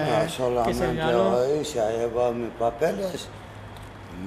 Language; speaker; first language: Spanish; non-native, learner; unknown